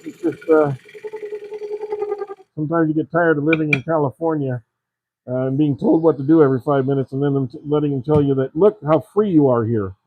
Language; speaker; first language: English; native; English